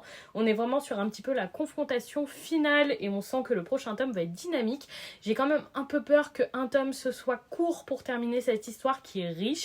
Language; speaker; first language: French; native; French